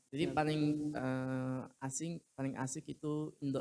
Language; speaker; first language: Indonesian; non-native, fluent; Uzbek